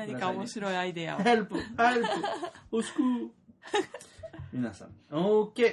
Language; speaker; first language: Japanese; non-native, learner; French